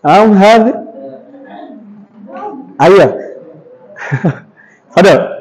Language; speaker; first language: Arabic; non-native, fluent; Indonesian